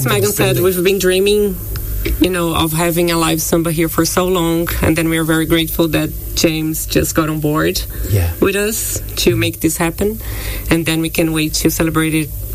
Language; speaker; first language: English; non-native, fluent; Portuguese